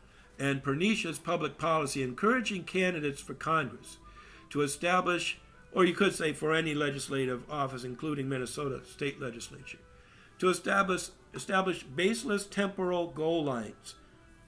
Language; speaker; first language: English; native; English